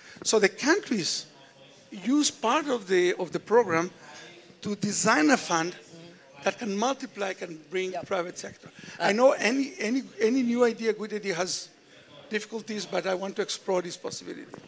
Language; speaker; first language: English; non-native, fluent; Portuguese